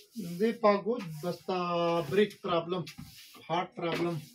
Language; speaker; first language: Filipino; non-native, learner; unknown